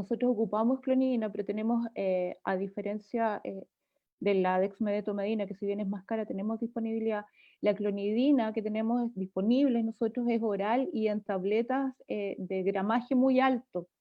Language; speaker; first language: Spanish; native; Spanish